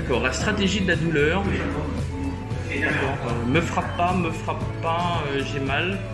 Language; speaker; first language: French; native; French